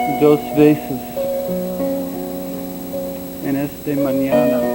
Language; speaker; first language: Spanish; non-native, learner; English